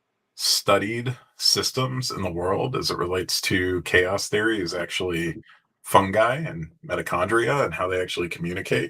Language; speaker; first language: English; native; English